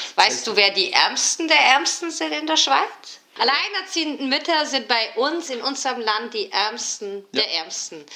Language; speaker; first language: German; early bilingual, other home language; Turkish